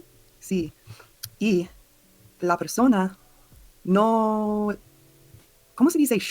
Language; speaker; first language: Spanish; non-native, learner; English